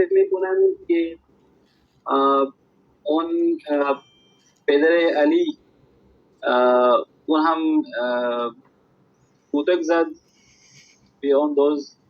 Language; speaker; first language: Persian; non-native, learner; Urdu